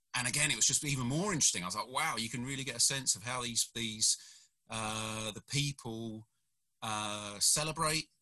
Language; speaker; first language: English; native; English